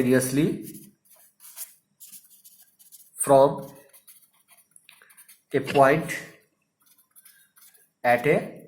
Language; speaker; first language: English; non-native, local second language; Hindi